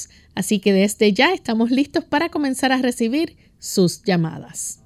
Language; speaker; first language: Spanish; native; Spanish